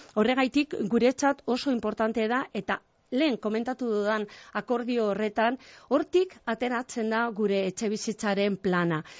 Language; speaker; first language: Basque; non-native, local second language; Spanish